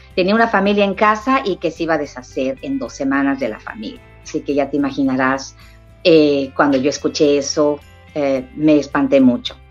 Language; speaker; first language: Spanish; native; Spanish